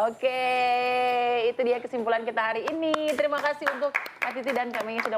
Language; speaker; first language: Indonesian; native; Indonesian